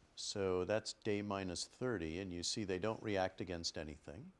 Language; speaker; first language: English; native; English